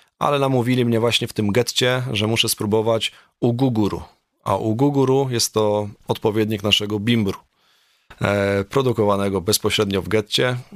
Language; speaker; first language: Polish; native; Polish